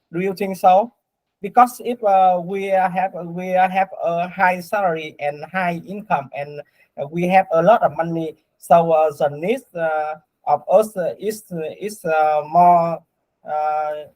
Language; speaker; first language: English; non-native, learner; Vietnamese